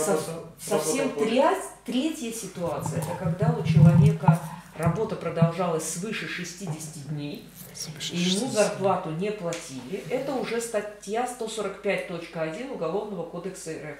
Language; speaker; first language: Russian; native; Russian